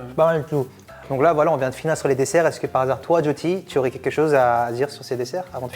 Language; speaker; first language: French; native; French